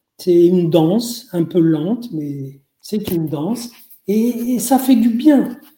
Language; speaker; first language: French; non-native, local second language; Arabic